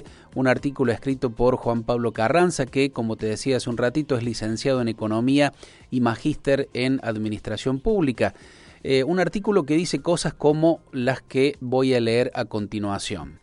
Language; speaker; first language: Spanish; native; Spanish